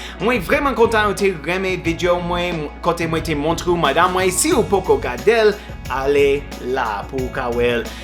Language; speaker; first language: Haitian Creole; non-native, fluent; English